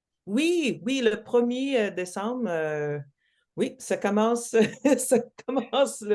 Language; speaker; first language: French; non-native, local second language; English